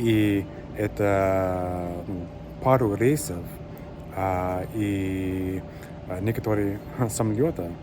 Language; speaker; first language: Russian; non-native, learner; English